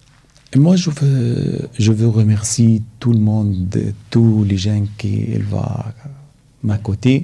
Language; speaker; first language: French; non-native, learner; Arabic